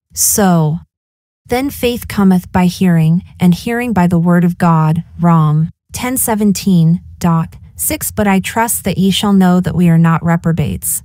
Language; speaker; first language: English; native; English